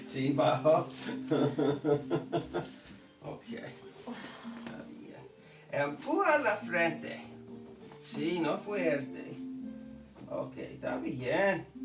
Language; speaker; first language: Spanish; non-native, learner; English